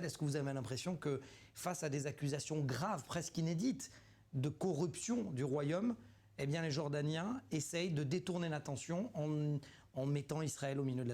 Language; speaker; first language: French; native; French